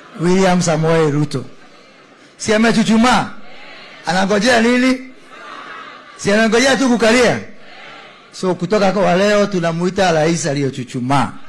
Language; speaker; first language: Swahili; non-native, local second language; Kikuyu